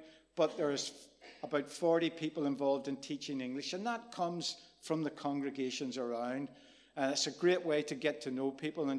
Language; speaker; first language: English; native; English